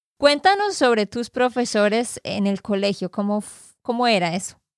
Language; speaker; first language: Spanish; native; Spanish